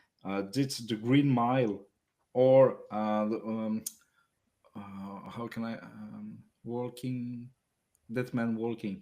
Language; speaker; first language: English; non-native, learner; French